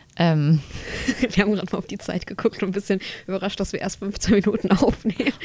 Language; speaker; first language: German; non-native, local second language; Macedonian